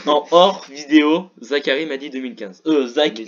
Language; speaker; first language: French; native; French